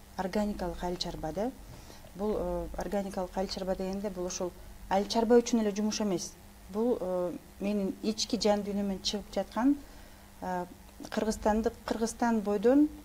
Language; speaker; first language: Kyrgyz; non-native, local second language; Russian